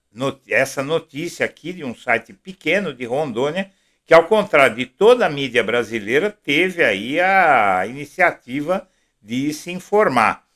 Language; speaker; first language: Portuguese; native; Portuguese